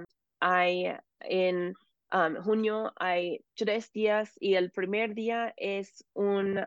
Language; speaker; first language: Spanish; non-native, fluent; English